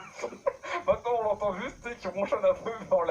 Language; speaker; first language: French; native; French